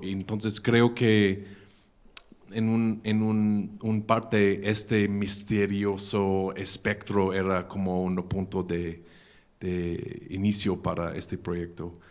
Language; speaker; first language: Spanish; non-native, fluent; English